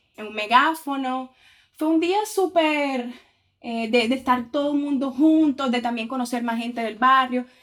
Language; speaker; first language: Spanish; native; Spanish